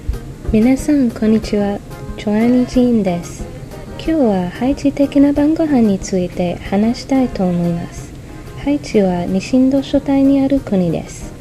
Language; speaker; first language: Japanese; non-native, learner; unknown